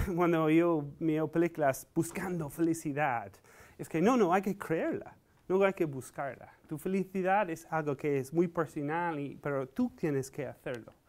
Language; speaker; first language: Spanish; non-native, fluent; English